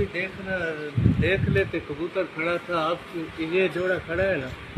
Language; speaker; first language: Hindi; non-native, local second language; Punjabi